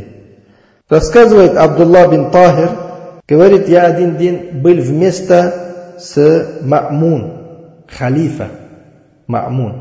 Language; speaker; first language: Russian; non-native, learner; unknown